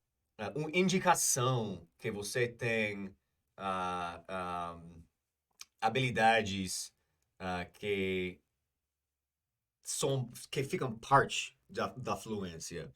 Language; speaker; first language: Portuguese; non-native, fluent; English